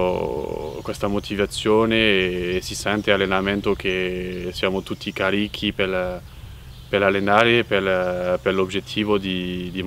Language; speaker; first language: Italian; non-native, fluent; French